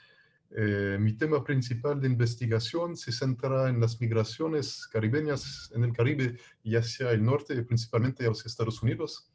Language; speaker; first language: Spanish; non-native, fluent; French